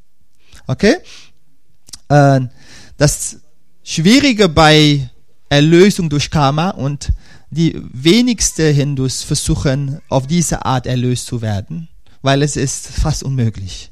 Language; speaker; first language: German; non-native, fluent; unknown